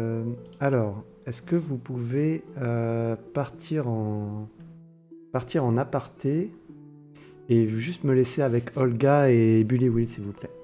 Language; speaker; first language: French; native; French